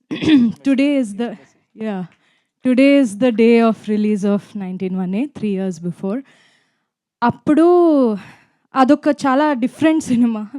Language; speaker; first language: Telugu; non-native, fluent; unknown